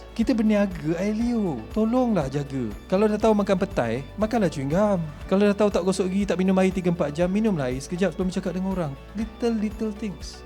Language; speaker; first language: Malay; native; Malay